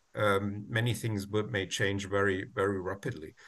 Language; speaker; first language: English; non-native, fluent; German